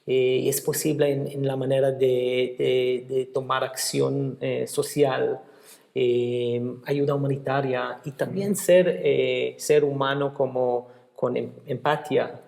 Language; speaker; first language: Spanish; non-native, fluent; Hebrew